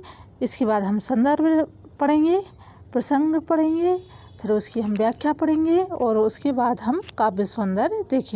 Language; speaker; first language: Hindi; native; Hindi